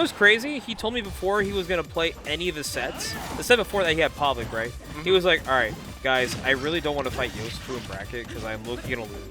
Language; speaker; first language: English; native; English